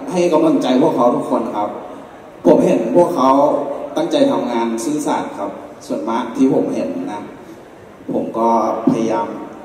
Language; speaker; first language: Thai; non-native, local second language; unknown